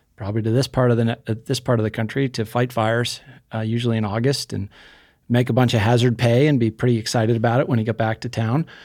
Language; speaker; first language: English; native; English